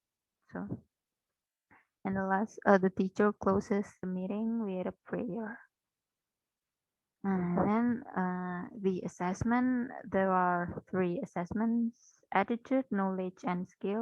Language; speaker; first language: English; non-native, fluent; Indonesian